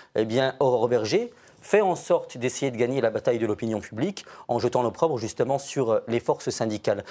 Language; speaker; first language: French; native; French